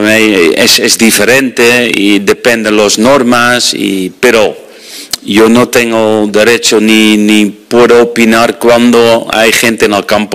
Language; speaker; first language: Spanish; non-native, fluent; Dutch